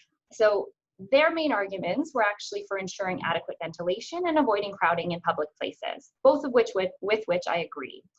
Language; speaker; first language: English; native; English